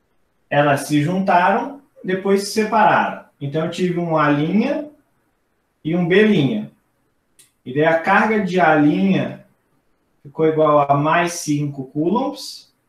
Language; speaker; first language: Portuguese; native; Portuguese